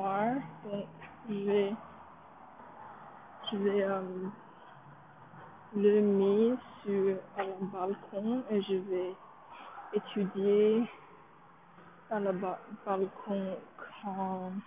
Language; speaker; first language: French; non-native, learner; English